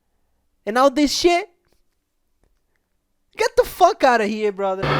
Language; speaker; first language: English; non-native, fluent; Portuguese